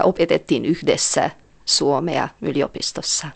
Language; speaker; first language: Finnish; non-native, fluent; Hungarian